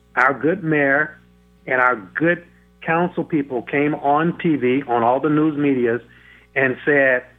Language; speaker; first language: English; native; English